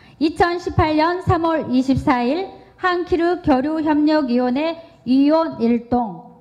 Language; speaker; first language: Korean; native; Korean